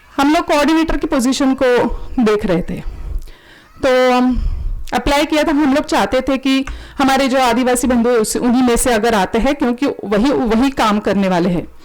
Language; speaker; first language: Hindi; non-native, local second language; Marathi